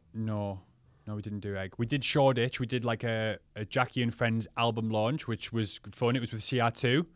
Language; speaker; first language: English; native; English